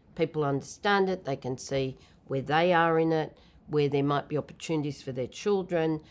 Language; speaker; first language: English; native; English